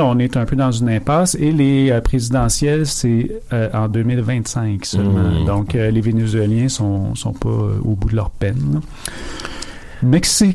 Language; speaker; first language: French; native; French